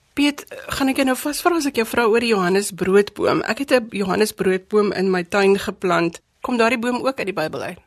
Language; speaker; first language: Afrikaans; native; Afrikaans